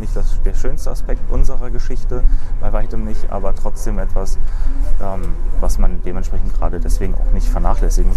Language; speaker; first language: German; native; German